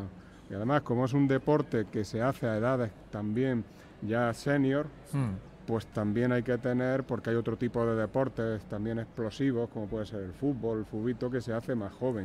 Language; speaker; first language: Spanish; native; Spanish